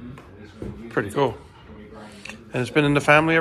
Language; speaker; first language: English; native; English